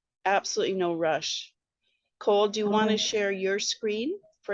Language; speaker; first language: English; native; English